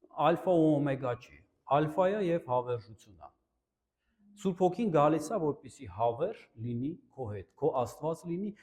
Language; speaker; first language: Armenian; native; Armenian